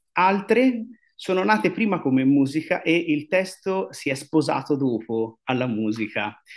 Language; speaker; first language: Italian; native; Italian